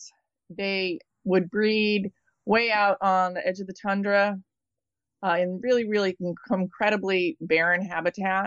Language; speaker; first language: English; native; English